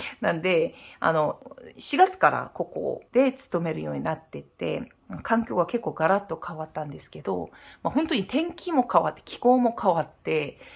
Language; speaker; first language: Japanese; non-native, fluent; Korean